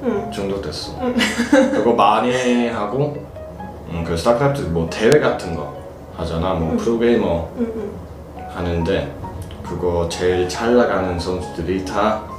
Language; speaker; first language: Korean; non-native, fluent; English